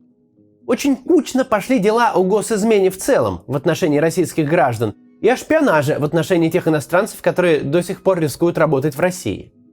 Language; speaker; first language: Russian; native; Russian